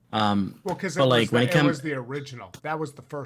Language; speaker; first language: English; native; English